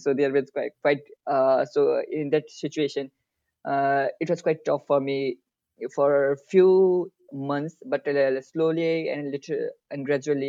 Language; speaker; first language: English; non-native, local second language; Nepali